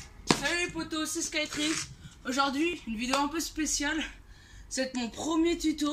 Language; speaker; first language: French; native; French